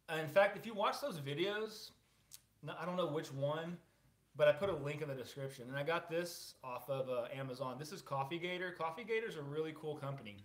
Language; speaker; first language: English; native; English